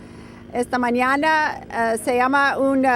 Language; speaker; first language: Spanish; non-native, learner; English